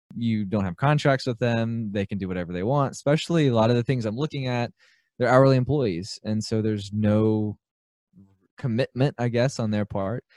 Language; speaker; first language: English; native; English